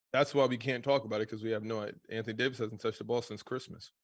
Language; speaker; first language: English; native; English